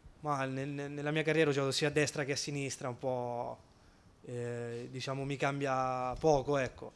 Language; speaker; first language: Italian; native; Italian